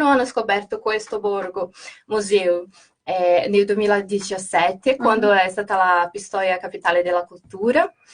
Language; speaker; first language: Italian; non-native, fluent; Portuguese